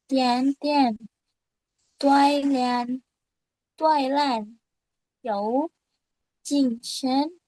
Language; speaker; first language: Chinese; non-native, learner; Indonesian